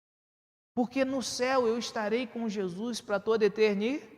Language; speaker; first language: Portuguese; native; Portuguese